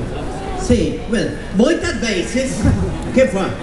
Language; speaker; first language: Portuguese; non-native, learner; Spanish